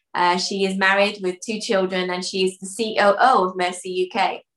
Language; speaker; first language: English; early bilingual, other home language; Dutch